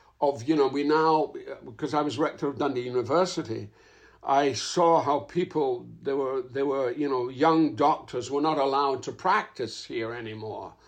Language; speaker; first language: English; native; English